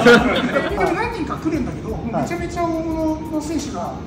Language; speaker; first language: Japanese; native; Japanese